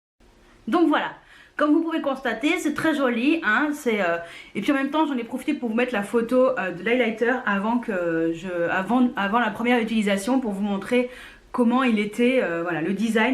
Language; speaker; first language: French; native; French